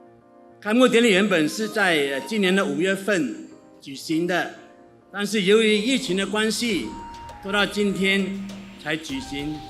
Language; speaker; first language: Chinese; native; Chinese